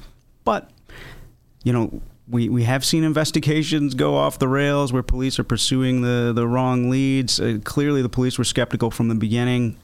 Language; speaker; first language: English; native; English